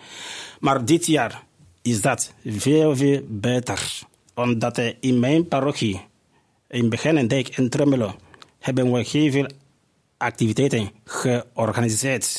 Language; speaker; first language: Dutch; non-native, fluent; Igbo